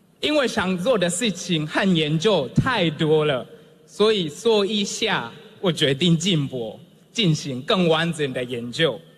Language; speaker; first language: Chinese; non-native, fluent; Swahili